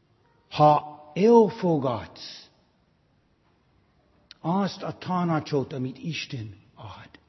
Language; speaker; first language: Hungarian; non-native, fluent; English